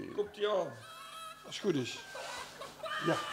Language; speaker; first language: Dutch; native; Dutch